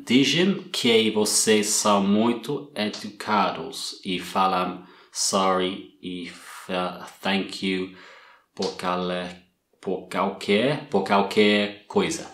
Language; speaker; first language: Portuguese; non-native, learner; English